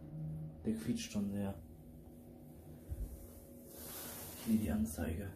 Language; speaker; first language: German; native; German